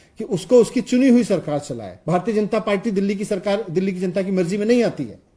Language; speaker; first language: Hindi; native; Hindi